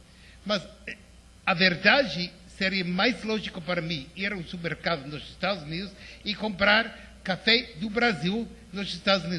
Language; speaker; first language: Portuguese; non-native, fluent; English